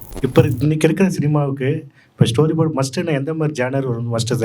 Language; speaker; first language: Tamil; native; Tamil